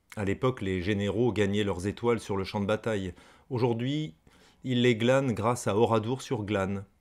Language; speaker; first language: French; native; French